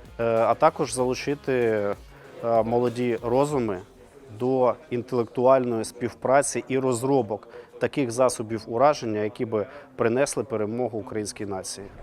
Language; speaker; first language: Ukrainian; native; Ukrainian